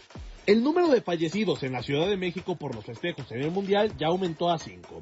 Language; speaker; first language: Spanish; native; Spanish